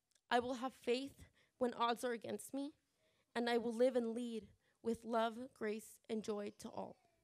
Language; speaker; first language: English; early bilingual, other home language; Spanish